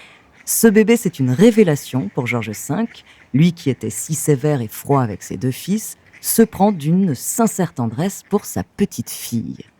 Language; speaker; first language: French; native; French